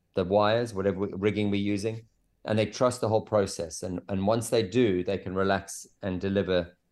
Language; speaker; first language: English; native; English